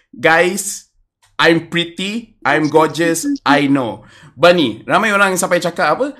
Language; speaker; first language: Malay; native; Malay